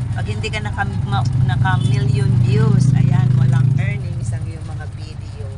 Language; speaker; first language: Filipino; non-native, local second language; Waray